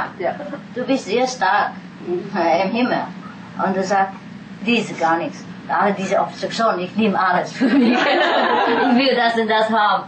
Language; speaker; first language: German; non-native, fluent; Vietnamese